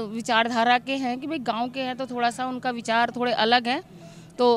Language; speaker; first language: Hindi; native; Hindi